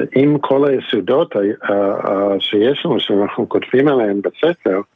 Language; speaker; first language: Hebrew; non-native, fluent; English